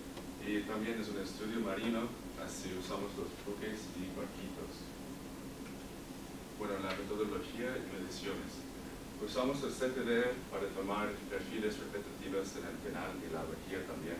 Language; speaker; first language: Spanish; non-native, learner; English